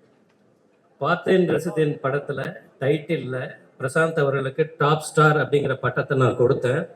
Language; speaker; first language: Tamil; native; Tamil